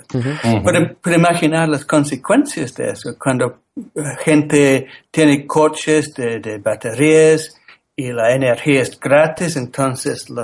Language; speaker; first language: Spanish; non-native, learner; English